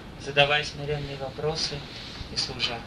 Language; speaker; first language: Russian; native; Russian